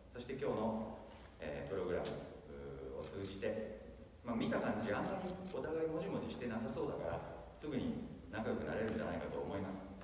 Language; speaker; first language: Japanese; native; Japanese